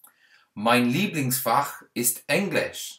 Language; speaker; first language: German; non-native, learner; English